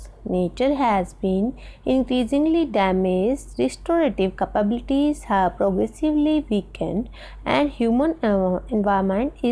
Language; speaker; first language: English; non-native, local second language; Hindi